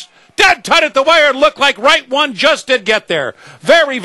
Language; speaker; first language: English; native; English